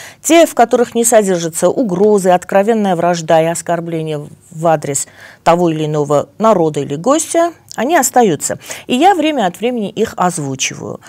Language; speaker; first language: Russian; non-native, local second language; Armenian